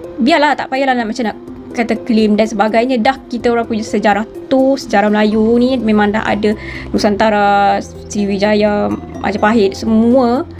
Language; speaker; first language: Malay; native; Malay